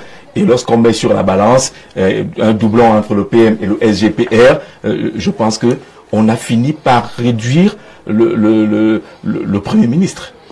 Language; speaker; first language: French; native; French